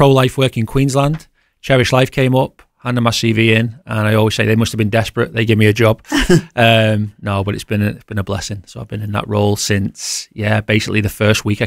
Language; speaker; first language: English; native; English